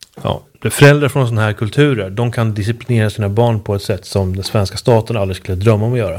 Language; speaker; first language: Swedish; native; Swedish